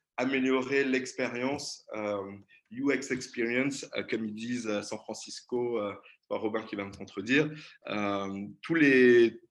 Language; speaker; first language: French; native; French